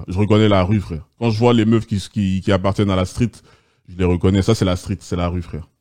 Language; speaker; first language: French; native; French